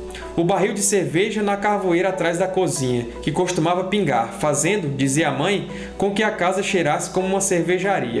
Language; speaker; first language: Portuguese; native; Portuguese